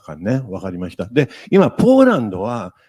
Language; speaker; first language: Japanese; native; Japanese